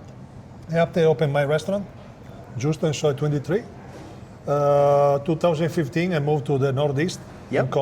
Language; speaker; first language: English; non-native, fluent; Italian